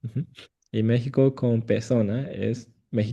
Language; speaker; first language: Spanish; non-native, fluent; Chinese